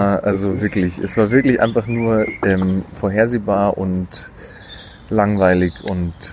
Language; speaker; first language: German; native; German